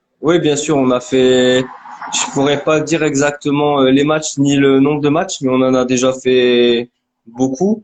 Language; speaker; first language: French; native; French